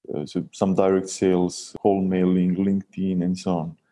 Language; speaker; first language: English; non-native, fluent; Serbian